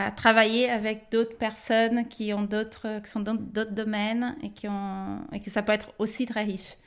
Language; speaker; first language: French; non-native, fluent; Portuguese